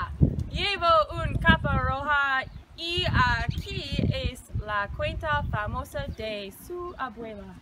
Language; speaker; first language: Spanish; non-native, learner; English